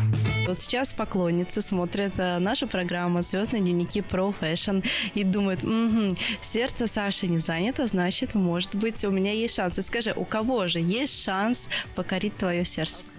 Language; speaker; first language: Russian; native; Russian